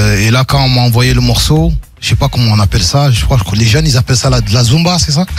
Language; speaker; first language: French; native; French